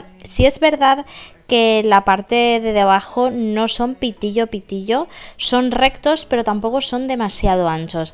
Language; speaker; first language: Spanish; native; Spanish